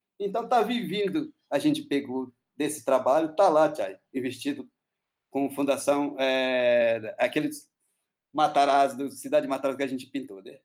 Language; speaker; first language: Portuguese; non-native, local second language; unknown